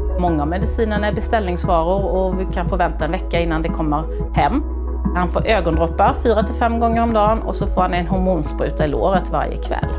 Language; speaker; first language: Swedish; native; Swedish